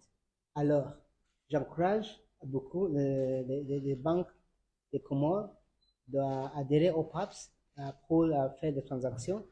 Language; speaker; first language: French; non-native, learner; Arabic